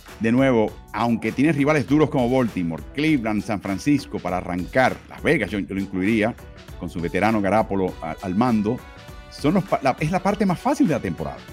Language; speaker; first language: Spanish; native; Spanish